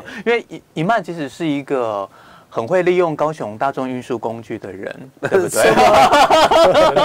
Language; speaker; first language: Chinese; native; Chinese